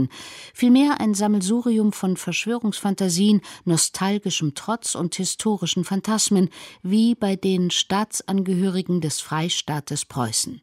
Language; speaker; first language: German; native; German